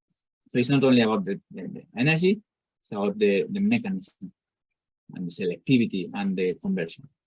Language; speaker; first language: English; non-native, fluent; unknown